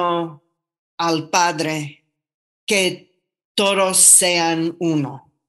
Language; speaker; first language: Spanish; non-native, fluent; English